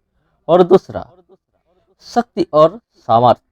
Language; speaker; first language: Hindi; non-native, local second language; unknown